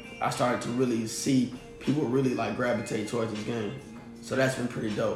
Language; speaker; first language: English; native; English